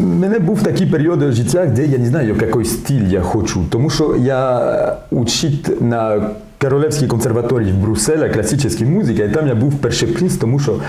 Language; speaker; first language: Ukrainian; non-native, learner; French